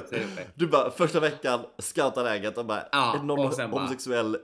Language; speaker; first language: Swedish; native; Swedish